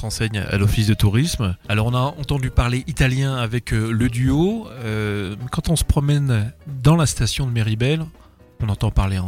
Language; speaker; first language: French; native; French